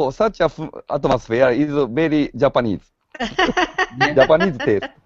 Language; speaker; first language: English; non-native, learner; Japanese